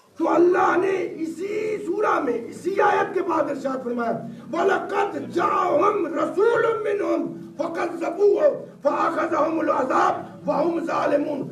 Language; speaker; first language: Urdu; non-native, local second language; Punjabi